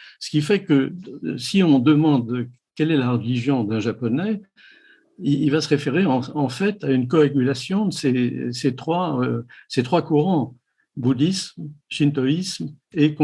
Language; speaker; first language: French; native; French